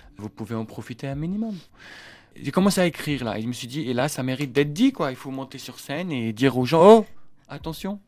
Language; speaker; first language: French; non-native, local second language; Arabic